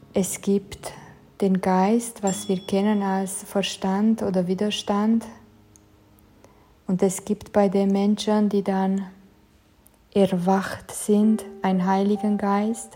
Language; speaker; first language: German; non-native, fluent; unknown